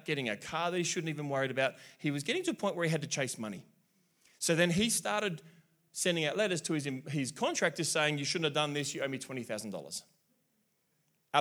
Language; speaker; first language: English; native; English